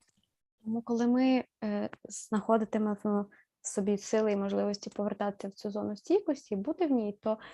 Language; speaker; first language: Ukrainian; native; Ukrainian